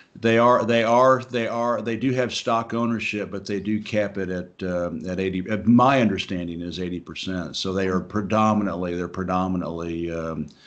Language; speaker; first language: English; native; English